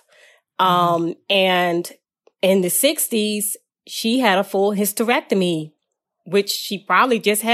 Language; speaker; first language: English; native; English